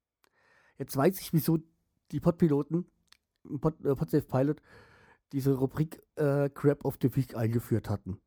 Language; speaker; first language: German; native; German